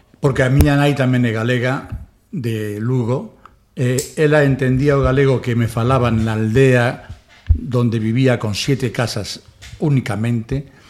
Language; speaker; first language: Galician; non-native, local second language; Spanish